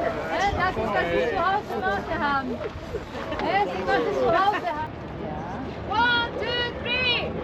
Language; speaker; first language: German; non-native, learner; Spanish